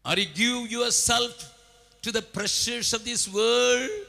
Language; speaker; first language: English; non-native, local second language; Tamil